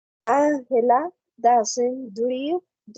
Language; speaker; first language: English; non-native, learner; Spanish